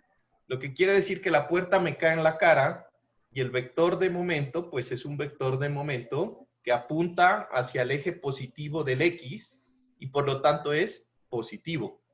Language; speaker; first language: Spanish; native; Spanish